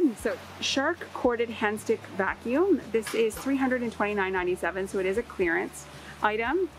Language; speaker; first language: English; native; English